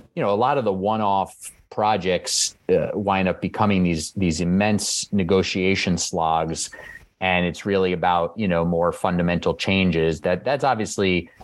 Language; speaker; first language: English; native; English